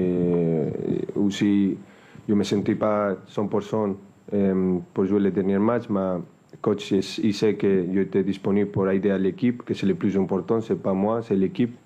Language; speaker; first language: French; non-native, fluent; Spanish